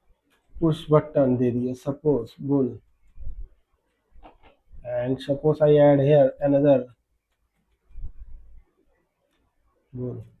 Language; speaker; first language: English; non-native, local second language; Hindi